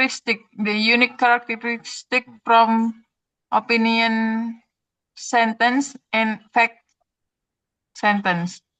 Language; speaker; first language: English; non-native, learner; Indonesian